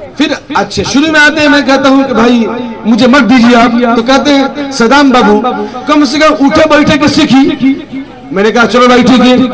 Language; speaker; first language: Hindi; native; Hindi